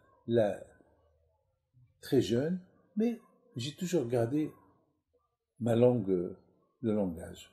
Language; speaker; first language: French; non-native, local second language; Arabic